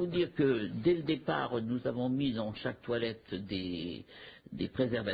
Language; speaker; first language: French; native; French